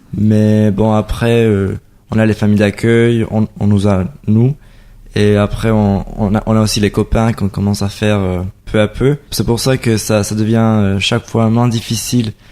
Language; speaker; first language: French; non-native, fluent; Spanish